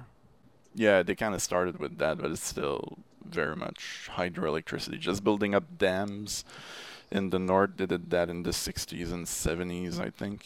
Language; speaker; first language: English; non-native, fluent; French